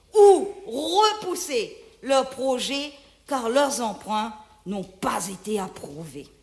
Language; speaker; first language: French; non-native, local second language; Morisyen